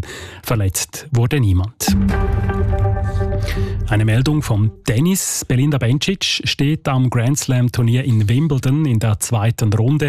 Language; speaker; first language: German; native; German